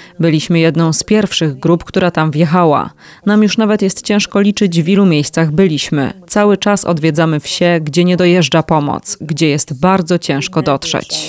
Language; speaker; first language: Polish; non-native, fluent; Ukrainian